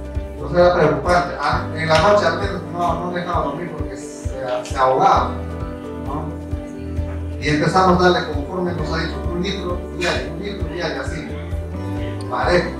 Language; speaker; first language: Spanish; native; Spanish